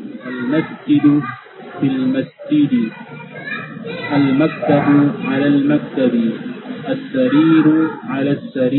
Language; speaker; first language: Arabic; non-native, learner; Indonesian